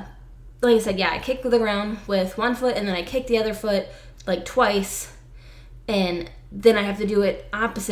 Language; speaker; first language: English; native; English